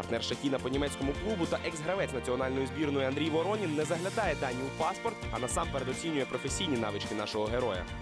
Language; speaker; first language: Ukrainian; native; Ukrainian